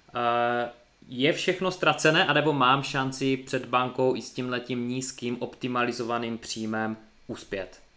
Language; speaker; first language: Czech; native; Czech